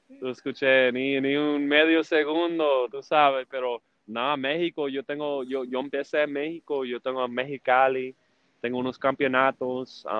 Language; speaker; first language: Spanish; early bilingual, heritage; English